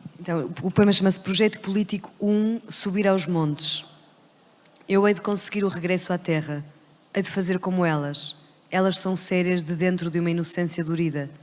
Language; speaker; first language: Portuguese; native; Portuguese